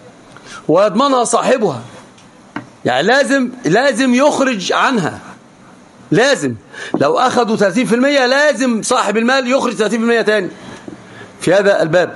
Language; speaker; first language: Arabic; native; Arabic